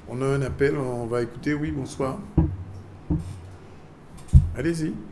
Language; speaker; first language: French; native; French